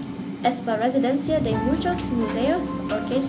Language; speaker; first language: Spanish; non-native, learner; English